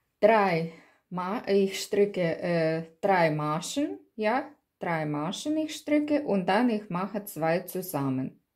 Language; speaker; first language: German; non-native, learner; Russian